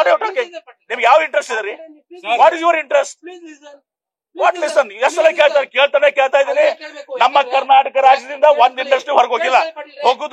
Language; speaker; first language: Kannada; native; Kannada